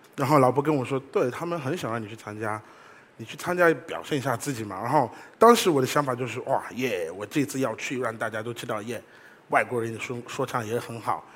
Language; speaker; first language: Chinese; non-native, fluent; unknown